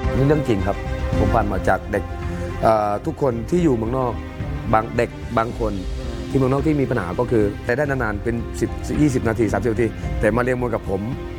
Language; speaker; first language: Thai; native; Thai